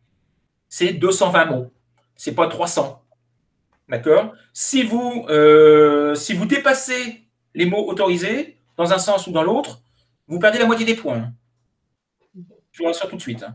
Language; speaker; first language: French; native; French